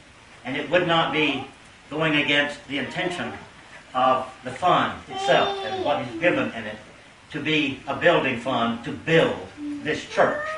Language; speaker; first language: English; native; English